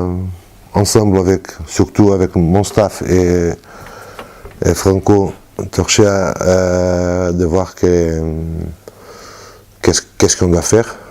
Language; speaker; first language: French; non-native, fluent; Portuguese